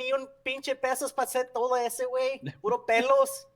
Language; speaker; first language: Spanish; non-native, learner; English